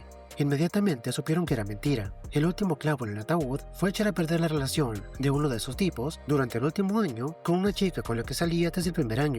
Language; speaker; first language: Spanish; native; Spanish